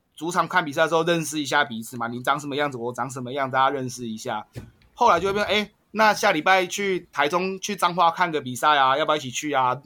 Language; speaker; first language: Chinese; native; Chinese